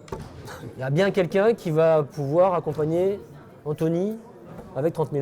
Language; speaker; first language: French; native; French